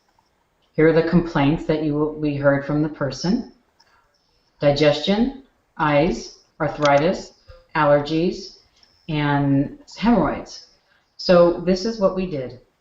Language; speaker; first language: English; native; English